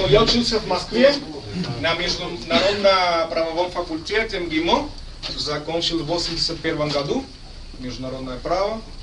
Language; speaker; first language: Russian; non-native, fluent; Spanish